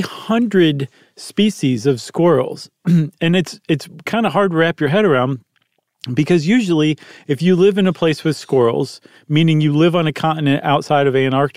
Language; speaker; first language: English; native; English